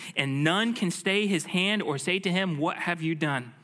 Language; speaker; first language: English; native; English